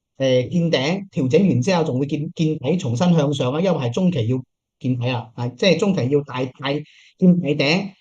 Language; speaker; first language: Cantonese; native; Cantonese